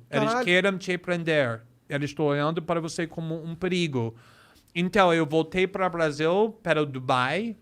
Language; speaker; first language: Portuguese; non-native, fluent; English